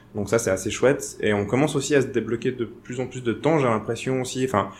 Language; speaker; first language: French; native; French